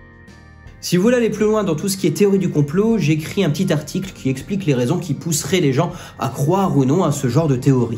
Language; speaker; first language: French; native; French